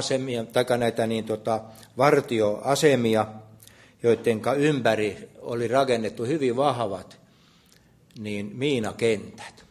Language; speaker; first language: Finnish; native; Finnish